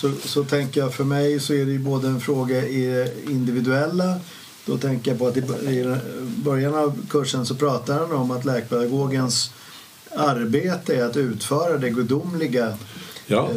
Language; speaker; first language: Swedish; native; Swedish